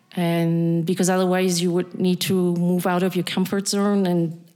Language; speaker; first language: English; non-native, fluent; German